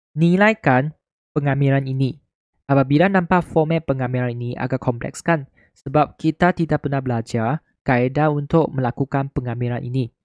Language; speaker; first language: Malay; non-native, local second language; Chinese